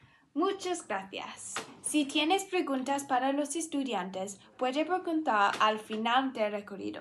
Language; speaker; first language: Spanish; non-native, learner; English